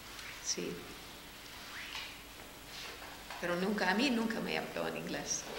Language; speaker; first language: Spanish; non-native, fluent; English